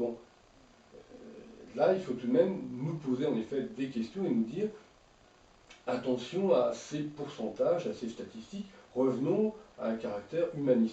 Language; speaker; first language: French; native; French